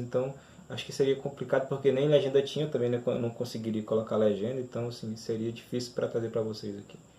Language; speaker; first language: Portuguese; native; Portuguese